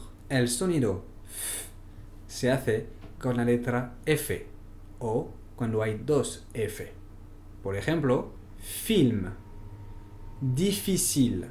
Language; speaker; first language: Spanish; non-native, fluent; French